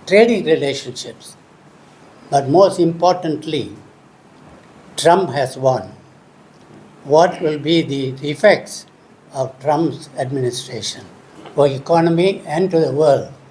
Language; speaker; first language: English; non-native, local second language; Tamil